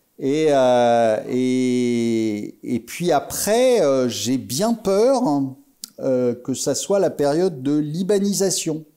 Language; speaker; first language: French; native; French